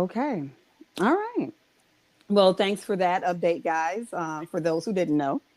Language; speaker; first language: English; native; English